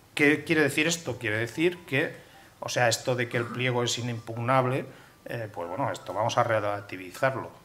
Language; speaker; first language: Spanish; native; Spanish